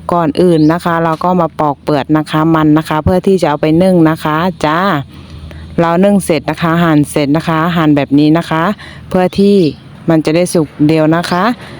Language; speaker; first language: Thai; native; Thai